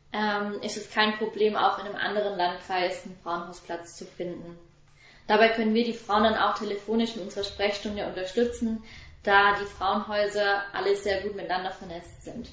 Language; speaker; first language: German; native; German